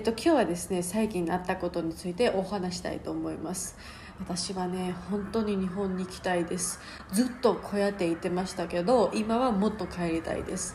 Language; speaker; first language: Japanese; non-native, learner; Georgian